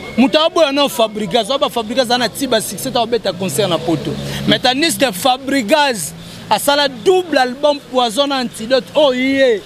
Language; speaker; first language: Lingala; native; Lingala